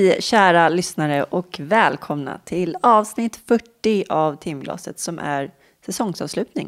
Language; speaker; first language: Swedish; native; Swedish